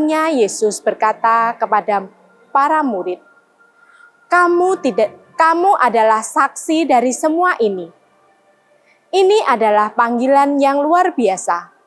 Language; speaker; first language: Indonesian; native; Indonesian